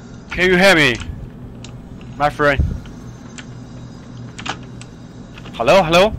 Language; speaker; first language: English; non-native, learner; Chinese